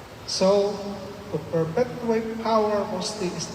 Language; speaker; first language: English; non-native, local second language; Filipino